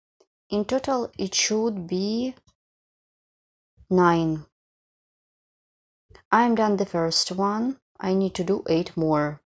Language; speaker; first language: English; non-native, fluent; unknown